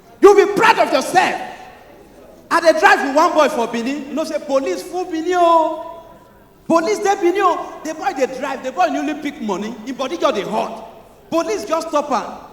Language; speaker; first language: Nigerian Pidgin; native; Nigerian Pidgin